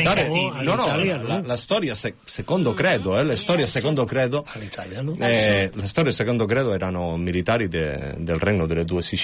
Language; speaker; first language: Italian; non-native, fluent; Catalan